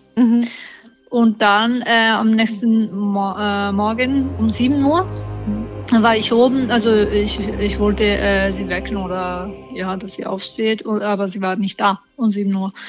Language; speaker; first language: German; non-native, learner; Italian